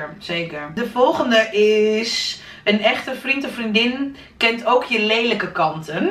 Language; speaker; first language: Dutch; native; Dutch